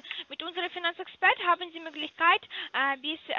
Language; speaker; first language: German; non-native, learner; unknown